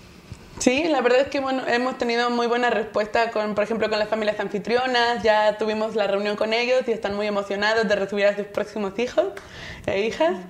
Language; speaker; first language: Spanish; native; Spanish